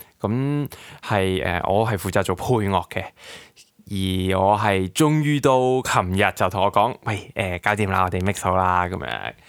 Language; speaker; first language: Cantonese; native; Cantonese